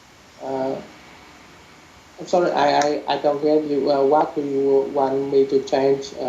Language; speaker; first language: English; non-native, learner; Vietnamese